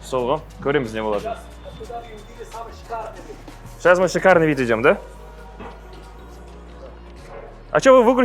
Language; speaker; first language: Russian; non-native, local second language; Kazakh